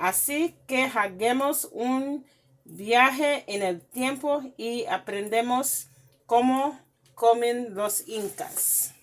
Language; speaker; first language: Spanish; non-native, learner; English